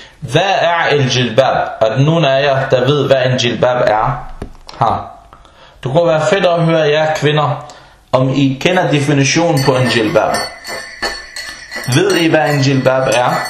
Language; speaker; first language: Danish; non-native, fluent; Arabic